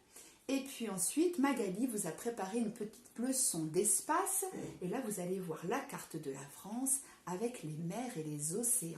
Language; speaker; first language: French; native; French